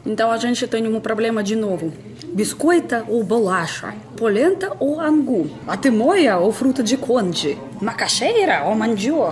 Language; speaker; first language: Portuguese; non-native, fluent; Russian